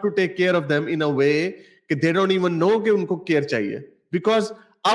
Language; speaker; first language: Hindi; native; Hindi